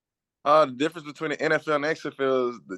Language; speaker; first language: English; native; English